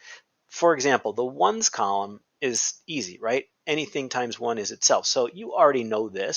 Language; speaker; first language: English; native; English